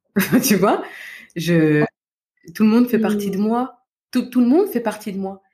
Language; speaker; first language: French; native; French